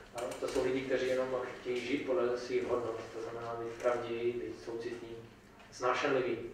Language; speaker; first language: Czech; native; Czech